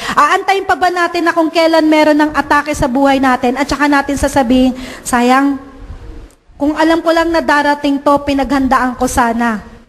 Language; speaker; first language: Filipino; native; Filipino